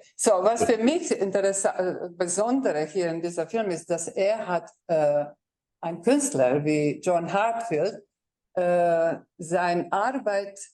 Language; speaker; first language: German; non-native, fluent; Croatian